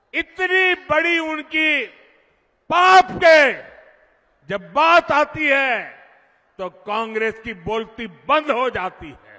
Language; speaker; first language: Hindi; non-native, local second language; Gujarati